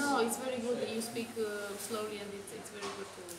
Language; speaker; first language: English; non-native, fluent; Romanian